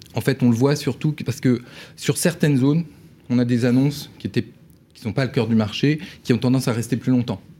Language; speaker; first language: French; native; French